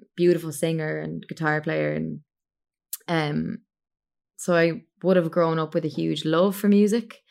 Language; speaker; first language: English; native; English